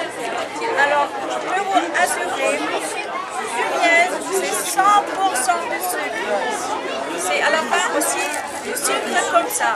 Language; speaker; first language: French; non-native, fluent; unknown